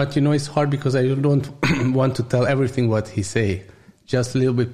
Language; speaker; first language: English; non-native, learner; Hungarian